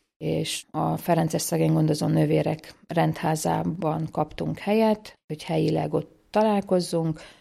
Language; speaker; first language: Hungarian; native; Hungarian